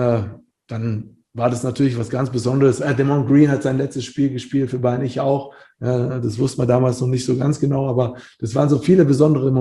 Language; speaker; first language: German; native; German